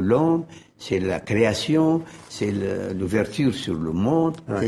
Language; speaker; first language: French; non-native, fluent; Arabic